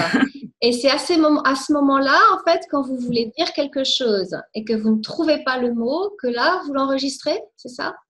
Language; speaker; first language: French; native; French